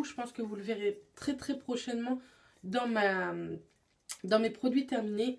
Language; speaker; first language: French; native; French